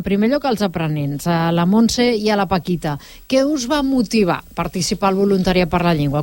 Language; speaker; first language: Catalan; native; Catalan